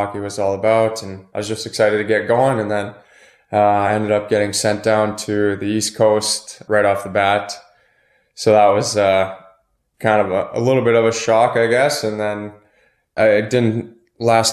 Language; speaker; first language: English; native; English